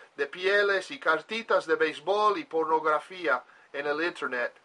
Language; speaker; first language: Spanish; non-native, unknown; English